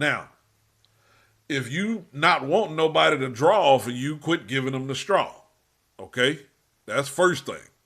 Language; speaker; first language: English; native; English